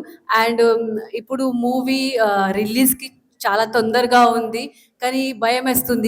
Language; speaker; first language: Telugu; non-native, local second language; Marathi